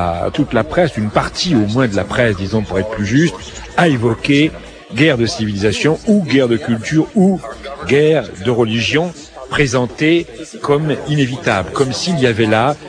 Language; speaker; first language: French; native; French